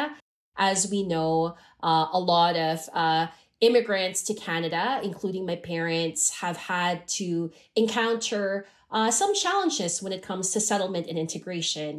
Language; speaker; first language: English; non-native, local second language; Filipino